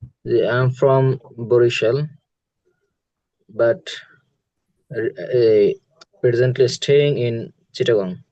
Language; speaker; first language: English; non-native, learner; Bangla